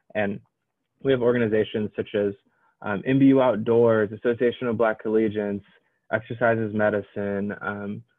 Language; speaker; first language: English; native; English